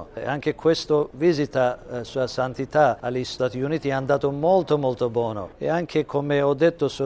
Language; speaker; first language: Italian; non-native, learner; Armenian